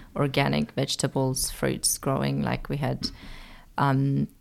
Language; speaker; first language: English; early bilingual, other home language; Persian